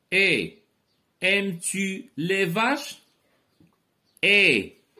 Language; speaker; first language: French; non-native, local second language; Arabic